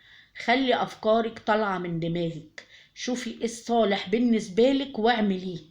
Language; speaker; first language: Arabic; native; Arabic